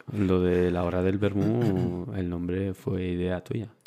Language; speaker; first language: Spanish; early bilingual, other home language; Romanian